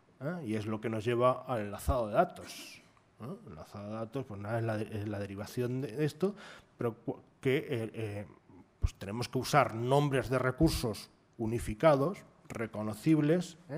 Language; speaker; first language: Spanish; native; Spanish